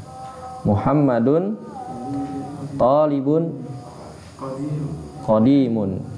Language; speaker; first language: Arabic; non-native, learner; Indonesian